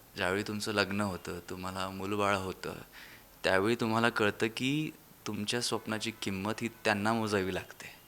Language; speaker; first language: Marathi; native; Marathi